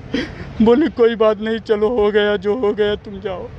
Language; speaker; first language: Hindi; native; Hindi